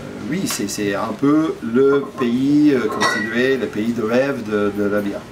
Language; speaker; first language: French; non-native, fluent; English